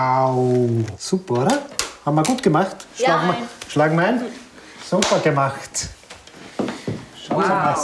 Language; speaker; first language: German; native; German